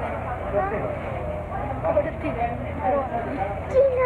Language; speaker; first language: Spanish; native; Spanish